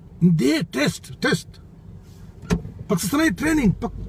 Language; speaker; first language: Filipino; non-native, learner; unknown